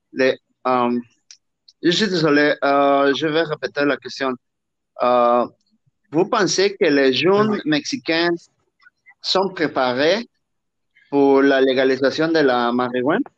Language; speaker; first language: French; non-native, learner; Spanish